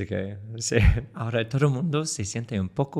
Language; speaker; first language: Spanish; non-native, fluent; English